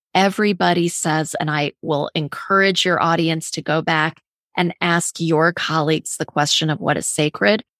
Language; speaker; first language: English; native; English